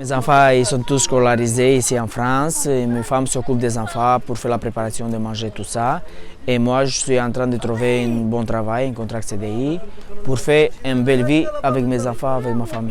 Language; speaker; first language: French; non-native, learner; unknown